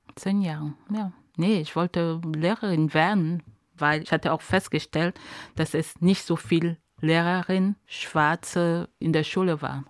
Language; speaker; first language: German; non-native, fluent; Ghomala